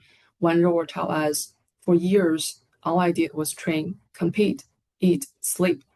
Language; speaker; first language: English; non-native, fluent; Chinese